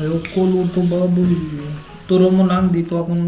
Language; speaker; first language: Filipino; non-native, learner; Punjabi